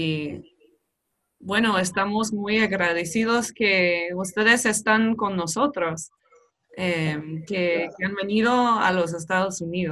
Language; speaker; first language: Spanish; non-native, fluent; English